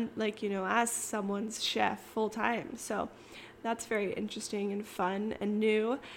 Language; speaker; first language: English; native; English